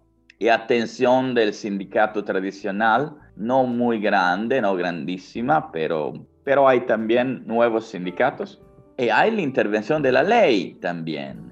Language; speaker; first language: Spanish; non-native, fluent; Italian